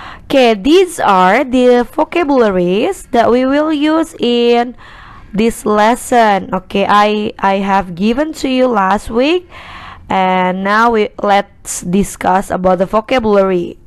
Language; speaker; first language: English; non-native, fluent; Indonesian